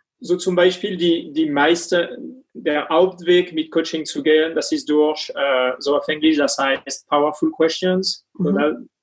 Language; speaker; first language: German; non-native, fluent; French